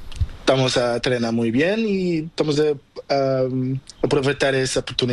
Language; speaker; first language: Spanish; non-native, learner; Portuguese